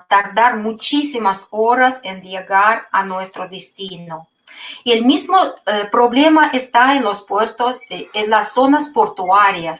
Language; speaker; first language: Spanish; non-native, fluent; Russian